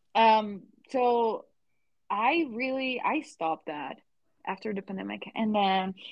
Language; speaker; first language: English; non-native, fluent; Portuguese